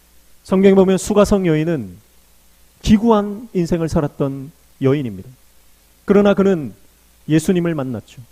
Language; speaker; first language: Korean; native; Korean